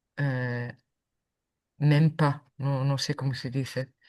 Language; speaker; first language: Spanish; non-native, fluent; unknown